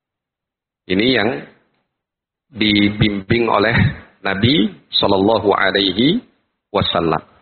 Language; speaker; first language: Indonesian; native; Indonesian